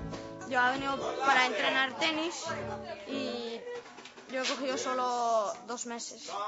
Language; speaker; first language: Spanish; early bilingual, heritage; Spanish